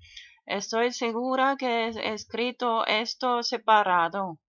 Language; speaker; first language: Spanish; non-native, fluent; German